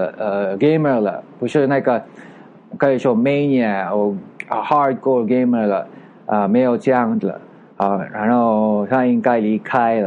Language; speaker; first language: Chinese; non-native, learner; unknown